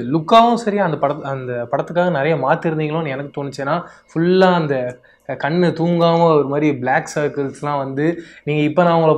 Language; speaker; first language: Tamil; native; Tamil